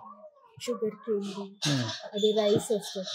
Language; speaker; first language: Telugu; non-native, local second language; Kannada